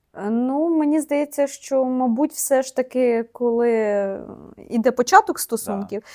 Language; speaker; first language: Ukrainian; native; Ukrainian